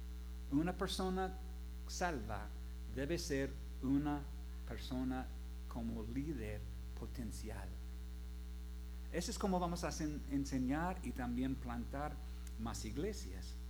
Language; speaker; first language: Spanish; non-native, fluent; English